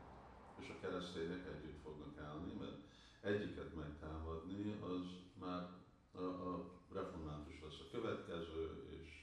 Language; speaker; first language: Hungarian; early bilingual, heritage; Hungarian